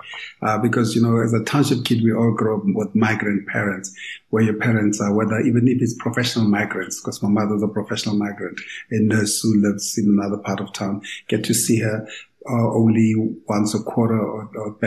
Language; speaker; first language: English; non-native, local second language; Tswana